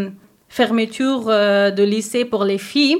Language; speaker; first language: French; non-native, learner; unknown